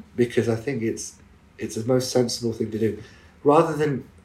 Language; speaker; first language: English; native; English